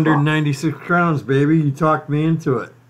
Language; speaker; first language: English; native; English